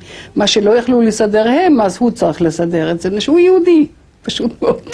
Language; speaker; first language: Hebrew; non-native, fluent; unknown